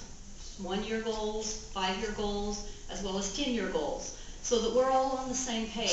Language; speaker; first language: English; native; English